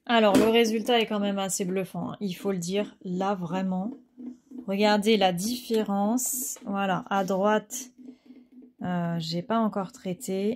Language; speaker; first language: French; native; French